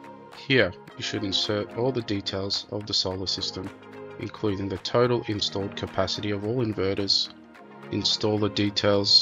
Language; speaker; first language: English; native; English